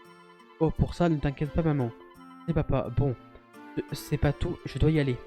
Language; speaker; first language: French; native; French